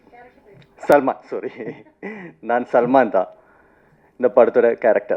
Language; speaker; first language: Tamil; non-native, fluent; Malayalam